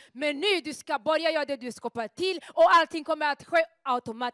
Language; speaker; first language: Swedish; non-native, fluent; Rundi